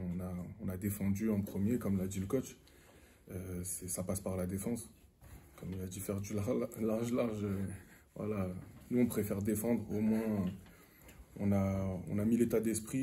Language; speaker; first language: French; native; French